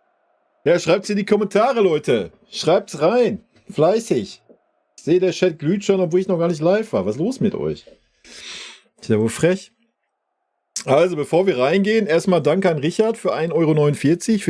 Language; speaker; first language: German; native; German